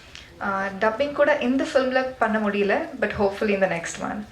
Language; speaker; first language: Tamil; non-native, learner; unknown